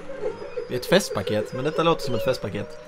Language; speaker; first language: Swedish; native; Swedish